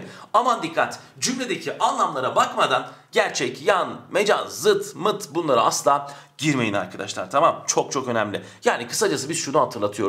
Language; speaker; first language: Turkish; native; Turkish